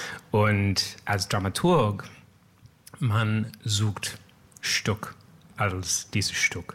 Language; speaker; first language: German; non-native, learner; French